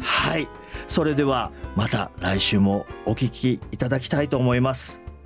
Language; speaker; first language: Japanese; native; Japanese